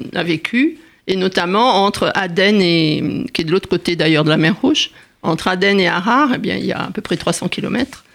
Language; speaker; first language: French; native; French